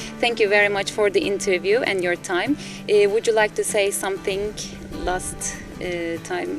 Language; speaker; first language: English; non-native, fluent; Turkish